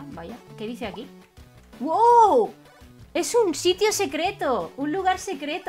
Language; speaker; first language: Spanish; native; Spanish